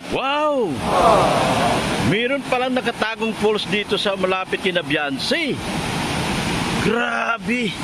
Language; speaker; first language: Filipino; native; Filipino